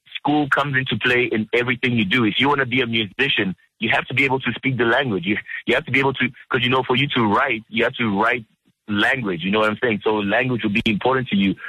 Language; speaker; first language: English; early bilingual, other home language; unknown